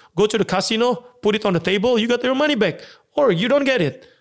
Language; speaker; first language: English; non-native, fluent; Indonesian